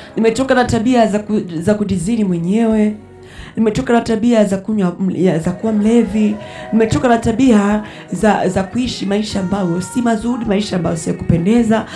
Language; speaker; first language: Swahili; non-native, local second language; Rundi